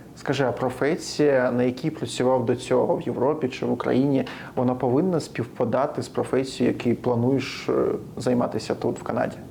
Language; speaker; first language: Ukrainian; native; Ukrainian